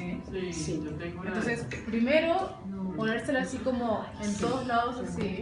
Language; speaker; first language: Spanish; native; Spanish